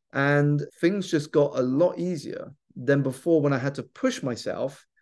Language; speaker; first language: English; native; English